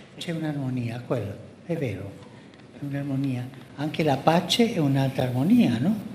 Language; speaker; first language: Italian; non-native, fluent; Spanish